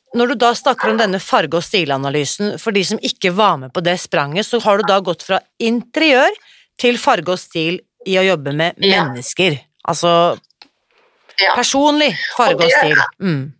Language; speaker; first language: Norwegian; early bilingual, other home language; German